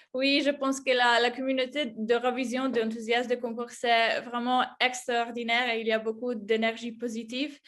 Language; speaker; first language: French; non-native, fluent; Polish